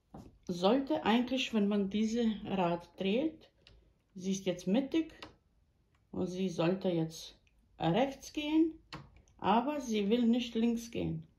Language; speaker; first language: German; non-native, learner; Bosnian